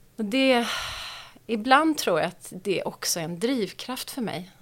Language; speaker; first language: Swedish; native; Swedish